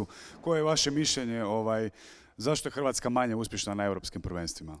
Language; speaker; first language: Croatian; native; Croatian